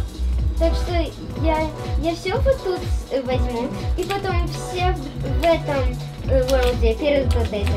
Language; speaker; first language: Russian; early bilingual, heritage; Russian